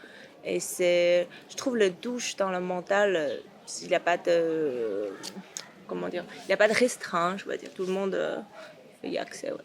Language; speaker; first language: French; non-native, fluent; Chinese